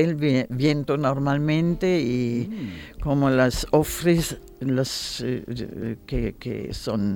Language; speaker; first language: Spanish; non-native, learner; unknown